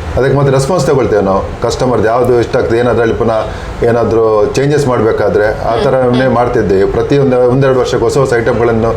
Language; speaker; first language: Kannada; native; Kannada